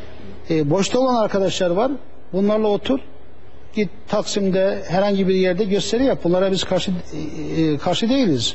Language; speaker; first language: Turkish; native; Turkish